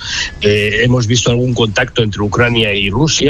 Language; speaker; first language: Spanish; native; Spanish